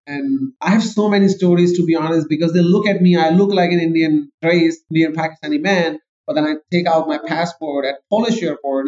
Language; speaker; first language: English; non-native, local second language; Urdu